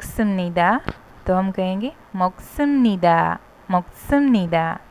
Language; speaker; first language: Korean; non-native, fluent; Hindi